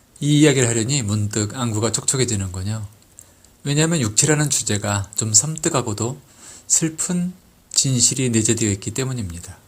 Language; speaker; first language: Korean; native; Korean